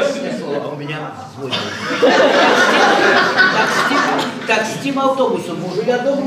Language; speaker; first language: Czech; non-native, learner; Russian